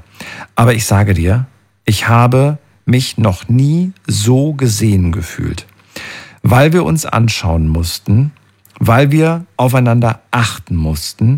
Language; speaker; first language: German; native; German